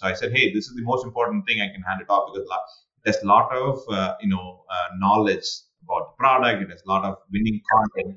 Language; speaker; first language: English; non-native, local second language; Tamil